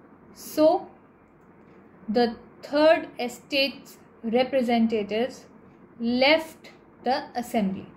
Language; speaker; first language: English; non-native, local second language; Hindi